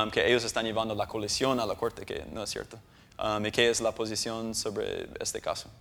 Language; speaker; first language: Spanish; non-native, fluent; English